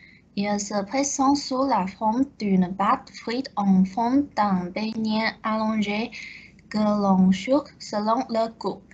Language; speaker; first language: French; non-native, learner; Chinese